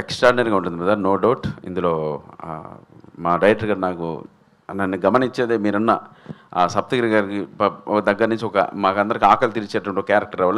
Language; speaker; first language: Telugu; native; Telugu